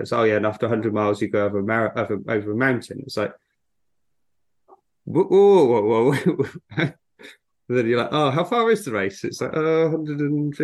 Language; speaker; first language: English; native; English